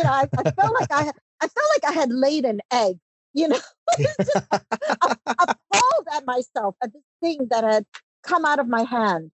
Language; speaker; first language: English; early bilingual, other home language; Cantonese